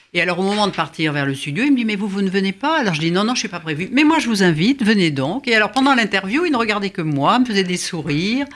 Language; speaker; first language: French; native; French